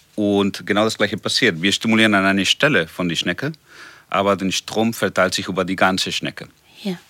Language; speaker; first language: German; non-native, fluent; Spanish